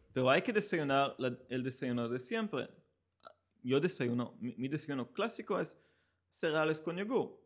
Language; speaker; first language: Spanish; non-native, learner; Hebrew